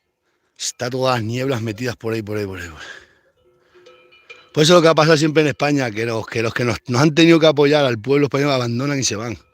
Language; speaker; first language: Spanish; native; Spanish